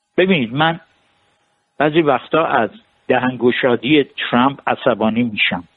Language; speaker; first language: Persian; non-native, local second language; Armenian